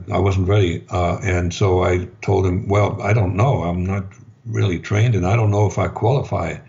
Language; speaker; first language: English; non-native, fluent; German